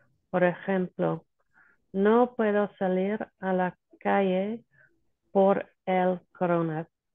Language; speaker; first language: Spanish; non-native, learner; English